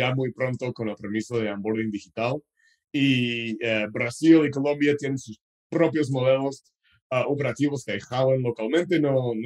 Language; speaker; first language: Spanish; non-native, fluent; English